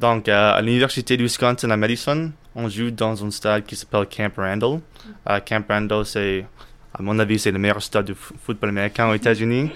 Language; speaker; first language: French; non-native, learner; English